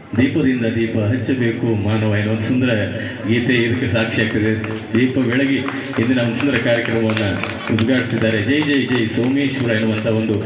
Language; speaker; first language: Kannada; native; Kannada